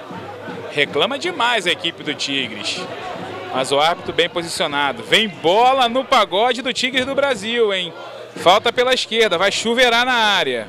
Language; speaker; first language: Portuguese; native; Portuguese